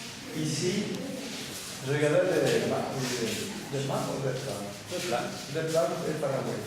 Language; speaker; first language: French; non-native, learner; Spanish